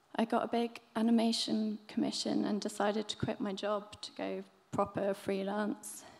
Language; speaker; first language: English; native; English